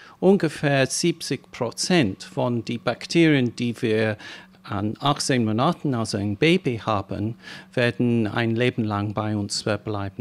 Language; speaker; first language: German; non-native, fluent; English